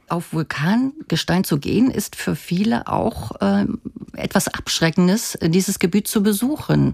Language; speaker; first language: German; native; German